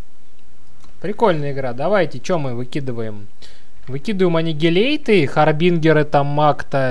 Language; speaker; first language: Russian; native; Russian